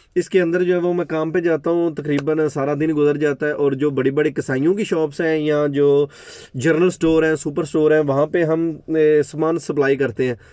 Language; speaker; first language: Urdu; non-native, local second language; Punjabi